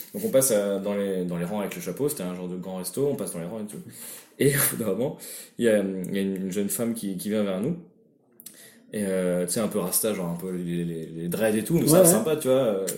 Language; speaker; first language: French; native; French